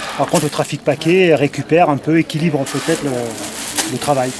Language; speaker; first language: French; native; French